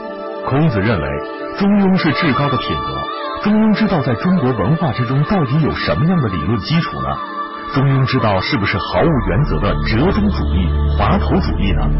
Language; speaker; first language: Chinese; native; Chinese